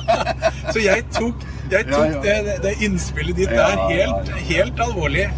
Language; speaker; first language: Norwegian; native; Norwegian